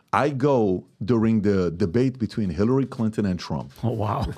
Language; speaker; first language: English; non-native, fluent; Persian